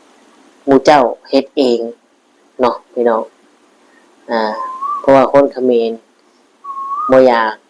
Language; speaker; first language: Thai; non-native, local second language; Northeastern Thai